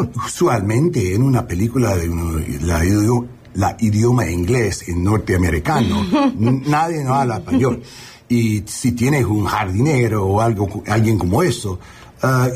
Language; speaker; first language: Spanish; non-native, learner; English